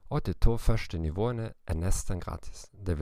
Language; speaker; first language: Norwegian; non-native, learner; German